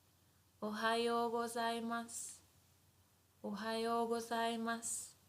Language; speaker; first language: Japanese; non-native, fluent; English